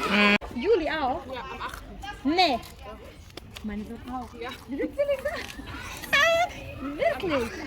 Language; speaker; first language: German; non-native, learner; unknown